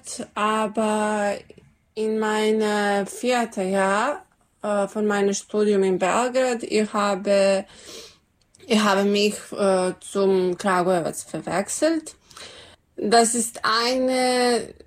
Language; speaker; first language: German; non-native, learner; Serbian